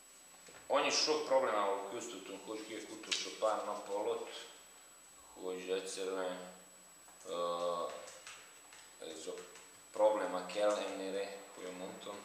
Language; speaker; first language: Hungarian; non-native, learner; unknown